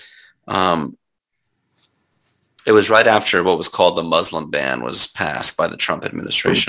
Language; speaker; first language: English; native; English